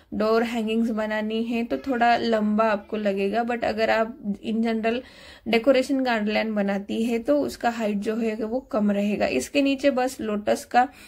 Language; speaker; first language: Hindi; non-native, local second language; Marathi